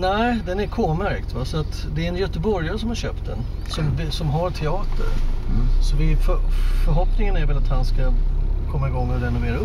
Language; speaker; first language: Swedish; native; Swedish